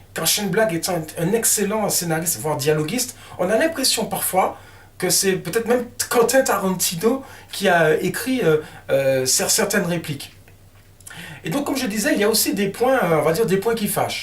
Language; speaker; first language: French; native; French